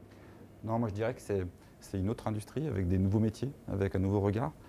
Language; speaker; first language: French; native; French